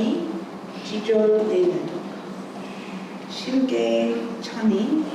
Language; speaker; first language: Korean; non-native, learner; English